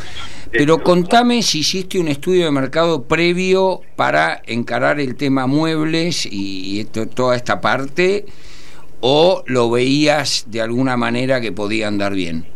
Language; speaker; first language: Spanish; native; Spanish